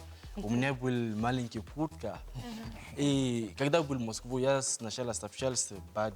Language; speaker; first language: Russian; non-native, learner; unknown